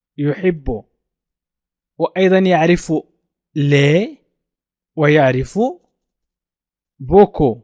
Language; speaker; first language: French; non-native, fluent; Arabic